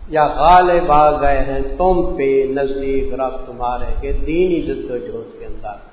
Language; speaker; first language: Urdu; non-native, local second language; Saraiki